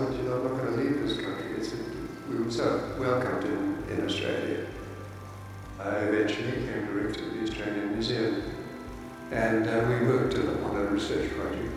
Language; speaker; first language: English; native; English